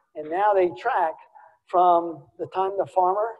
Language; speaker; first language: English; native; English